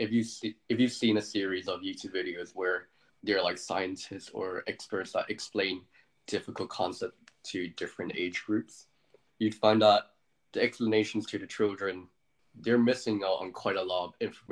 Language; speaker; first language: English; native; English